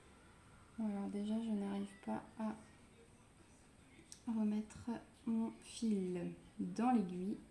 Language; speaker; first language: French; native; French